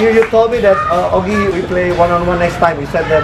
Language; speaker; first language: English; non-native, fluent; Indonesian